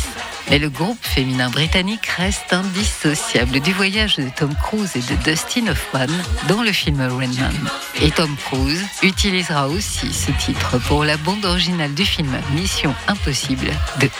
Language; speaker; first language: French; native; French